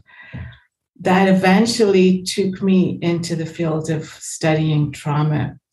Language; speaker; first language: English; native; English